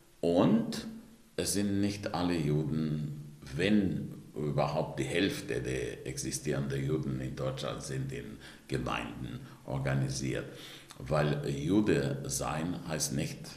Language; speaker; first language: German; non-native, fluent; Romanian